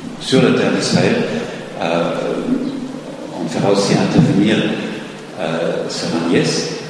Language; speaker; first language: French; non-native, fluent; German